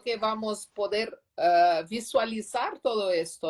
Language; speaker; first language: Spanish; non-native, learner; Portuguese